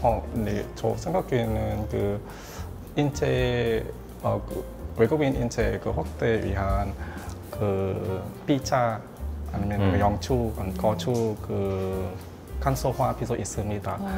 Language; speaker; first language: Korean; non-native, learner; Vietnamese